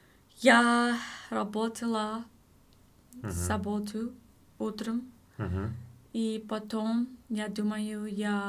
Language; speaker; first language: Russian; non-native, learner; English